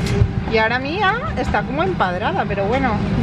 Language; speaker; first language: Spanish; native; Spanish